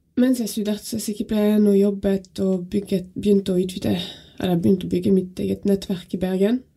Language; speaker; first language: Norwegian; non-native, fluent; French